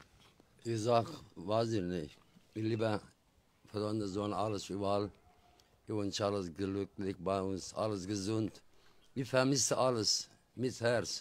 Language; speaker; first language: German; non-native, learner; Turkish